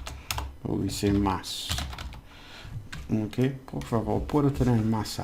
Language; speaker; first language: Spanish; non-native, learner; English